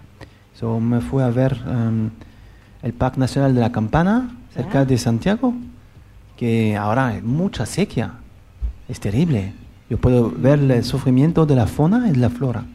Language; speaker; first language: Spanish; non-native, learner; French